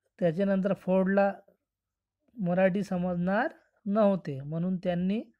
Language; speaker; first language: Marathi; non-native, local second language; Urdu